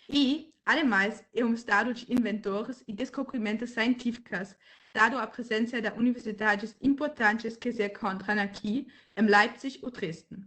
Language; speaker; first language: Portuguese; non-native, fluent; German